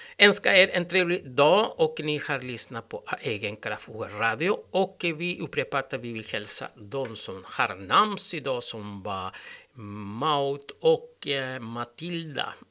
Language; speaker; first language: Swedish; non-native, learner; Spanish